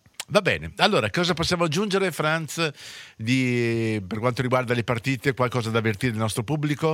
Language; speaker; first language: Italian; native; Italian